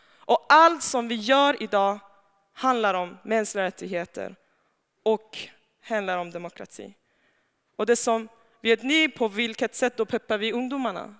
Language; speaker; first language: Swedish; non-native, fluent; Persian